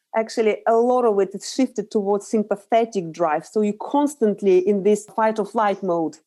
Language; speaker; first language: English; non-native, fluent; Russian